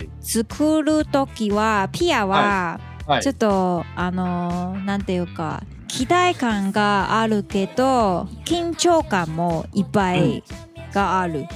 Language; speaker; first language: Japanese; non-native, learner; Chinese